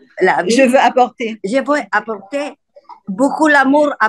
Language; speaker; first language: French; non-native, learner; Hebrew